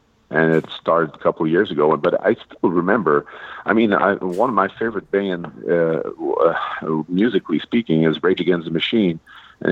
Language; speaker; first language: English; non-native, fluent; French